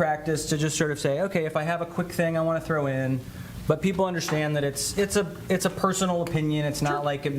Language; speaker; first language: English; native; English